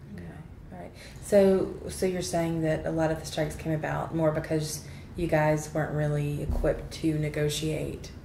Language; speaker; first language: English; native; English